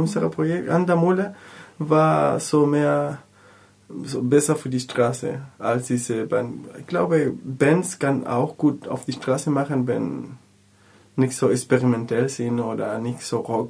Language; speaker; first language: German; non-native, learner; Spanish